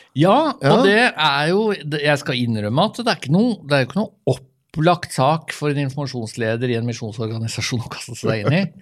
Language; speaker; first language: Norwegian; native; Norwegian